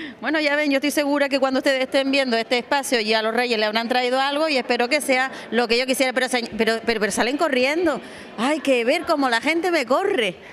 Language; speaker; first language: Spanish; native; Spanish